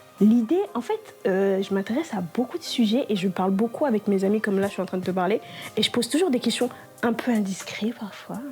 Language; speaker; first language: French; non-native, local second language; Lingala